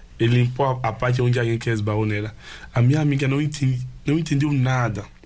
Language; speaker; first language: Portuguese; non-native, fluent; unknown